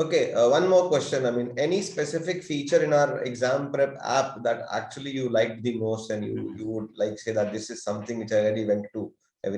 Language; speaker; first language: English; non-native, local second language; Hindi